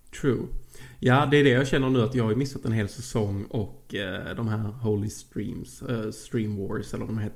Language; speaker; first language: Swedish; native; Swedish